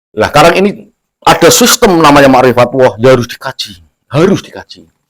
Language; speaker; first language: Indonesian; non-native, local second language; Javanese